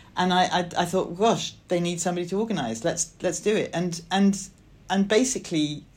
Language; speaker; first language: English; native; English